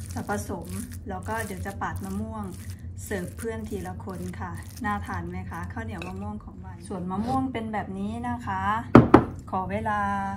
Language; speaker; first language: Thai; native; Thai